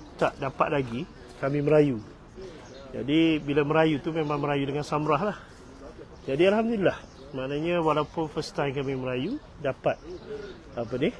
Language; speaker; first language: Malay; native; Malay